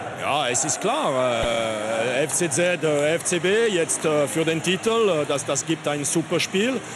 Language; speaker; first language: German; non-native, learner; French